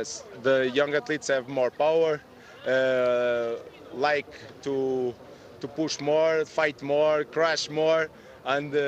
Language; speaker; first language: English; non-native, learner; Spanish